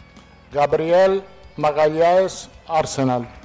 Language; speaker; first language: Portuguese; non-native, fluent; Italian